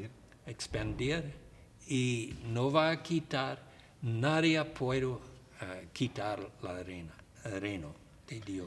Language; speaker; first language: Spanish; non-native, learner; English